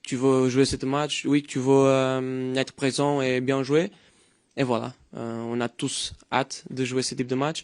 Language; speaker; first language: French; non-native, fluent; Portuguese